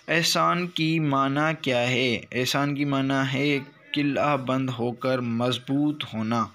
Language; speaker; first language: Urdu; non-native, local second language; Sindhi